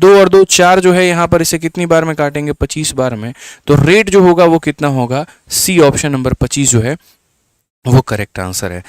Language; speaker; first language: Hindi; native; Hindi